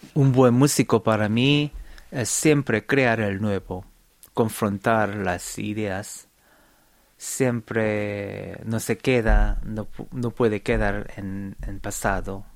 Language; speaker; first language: Spanish; non-native, fluent; Korean